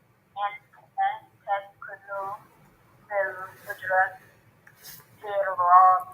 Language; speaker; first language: Arabic; non-native, learner; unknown